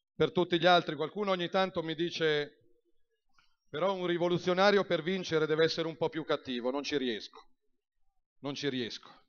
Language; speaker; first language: Italian; native; Italian